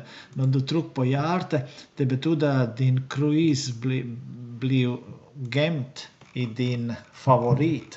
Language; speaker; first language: Swedish; non-native, learner; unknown